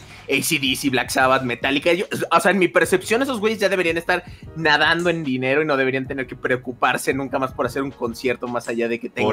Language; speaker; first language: Spanish; native; Spanish